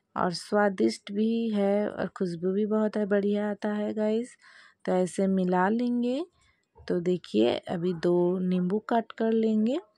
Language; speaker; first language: Hindi; non-native, local second language; Bangla